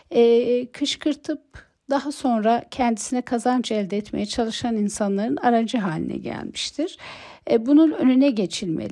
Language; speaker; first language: Turkish; native; Turkish